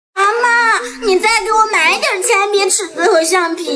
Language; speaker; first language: Chinese; native; Chinese